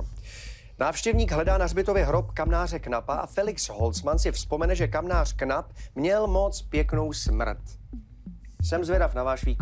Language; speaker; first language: Czech; native; Czech